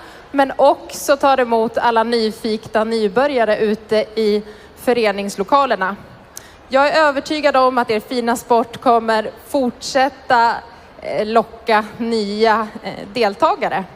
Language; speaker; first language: Swedish; native; Swedish